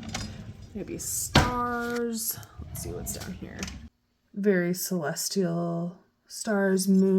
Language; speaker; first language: English; native; English